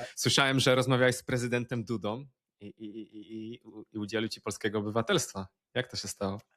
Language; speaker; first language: Polish; native; Polish